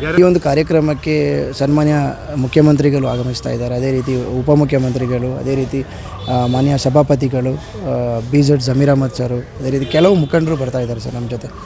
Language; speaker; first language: Kannada; non-native, local second language; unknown